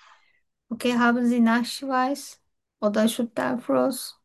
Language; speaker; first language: German; non-native, learner; Turkish